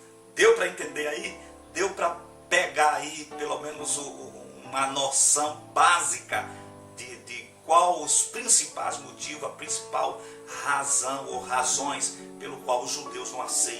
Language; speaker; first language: Portuguese; native; Portuguese